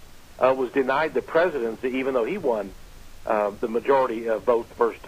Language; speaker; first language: English; native; English